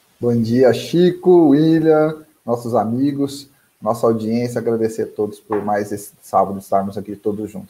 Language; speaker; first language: Portuguese; native; Portuguese